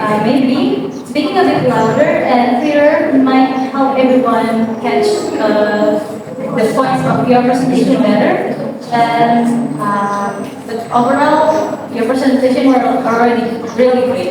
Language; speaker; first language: English; non-native, learner; Indonesian